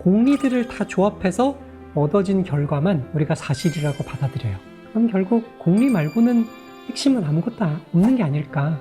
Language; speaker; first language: Korean; native; Korean